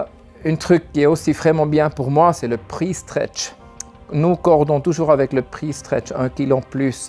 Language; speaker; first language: French; non-native, learner; German